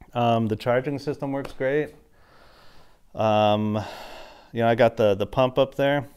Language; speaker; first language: English; native; English